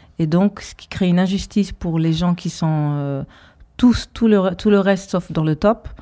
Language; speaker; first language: French; early bilingual, heritage; Hebrew